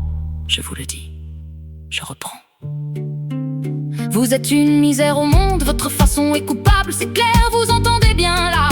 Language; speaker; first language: French; native; French